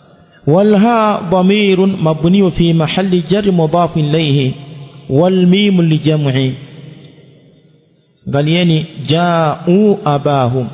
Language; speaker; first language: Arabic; non-native, fluent; Swahili